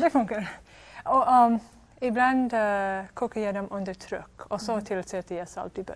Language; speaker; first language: Swedish; non-native, fluent; English